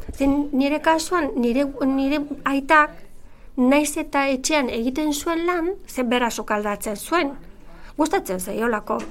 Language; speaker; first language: Basque; non-native, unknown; Bulgarian